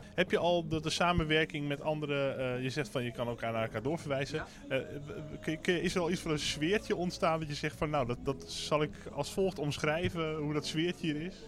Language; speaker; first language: Dutch; native; Dutch